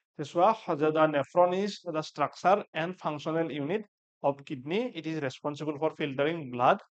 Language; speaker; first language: English; non-native, local second language; Assamese